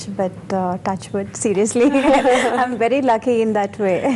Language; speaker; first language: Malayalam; non-native, local second language; Tamil